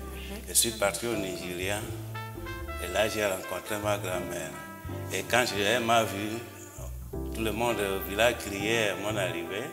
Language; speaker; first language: French; non-native, local second language; Igbo